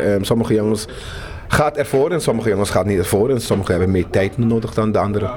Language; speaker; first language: Dutch; non-native, local second language; Papiamento